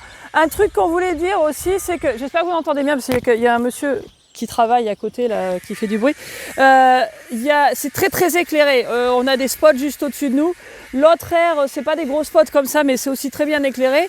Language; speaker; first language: French; native; French